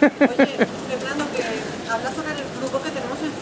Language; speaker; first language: Spanish; native; Spanish